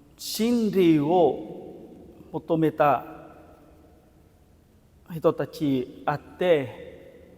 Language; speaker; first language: Japanese; non-native, fluent; Vietnamese